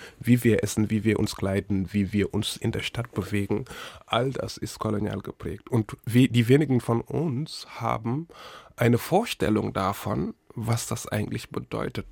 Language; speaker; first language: German; non-native, fluent; Wolof